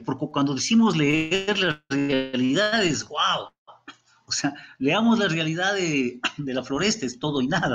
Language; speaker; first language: Spanish; native; Spanish